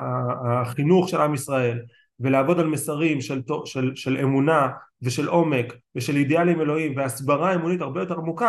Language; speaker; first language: Hebrew; native; Hebrew